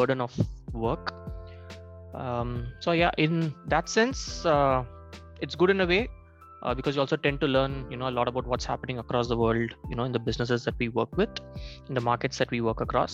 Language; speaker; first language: English; non-native, local second language; Tamil